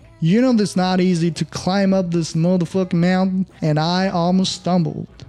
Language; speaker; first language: English; non-native, fluent; Chinese